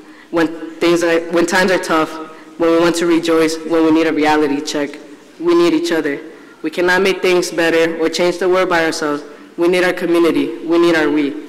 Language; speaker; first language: English; early bilingual, other home language; Spanish